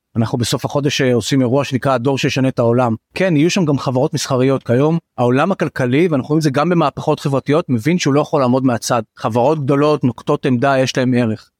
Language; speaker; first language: Hebrew; native; Hebrew